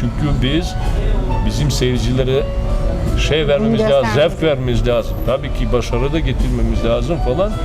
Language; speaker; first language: Turkish; non-native, fluent; Serbian